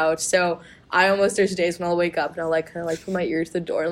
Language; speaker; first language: English; native; English